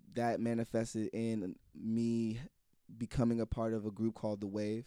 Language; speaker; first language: English; native; English